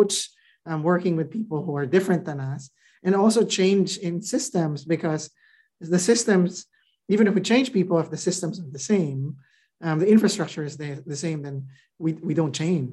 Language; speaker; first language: English; non-native, local second language; Filipino